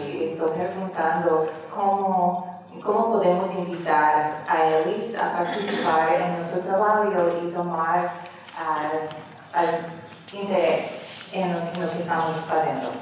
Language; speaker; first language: Portuguese; non-native, learner; English